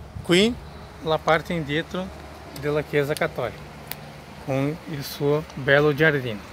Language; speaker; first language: Italian; non-native, learner; Portuguese